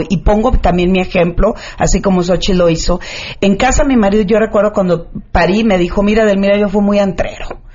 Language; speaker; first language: Spanish; native; Spanish